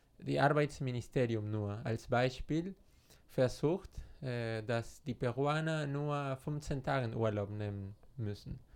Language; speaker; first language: German; non-native, fluent; Spanish